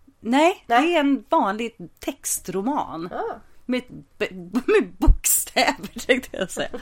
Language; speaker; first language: Swedish; native; Swedish